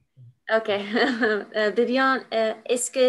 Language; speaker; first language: French; non-native, learner; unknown